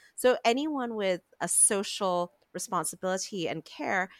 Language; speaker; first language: English; non-native, local second language; Cantonese